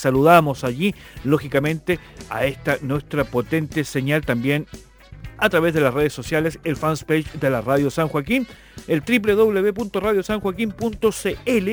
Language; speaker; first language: Spanish; native; Spanish